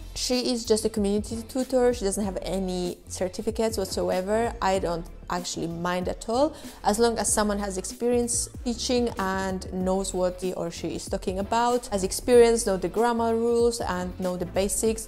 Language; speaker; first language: English; non-native, fluent; Polish